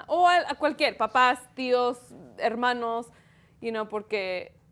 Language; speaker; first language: Spanish; early bilingual, heritage; Spanish